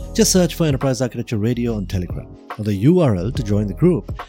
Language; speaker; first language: English; non-native, local second language; Gujarati